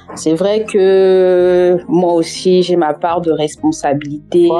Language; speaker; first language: French; native; French